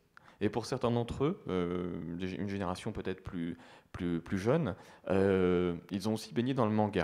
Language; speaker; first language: French; native; French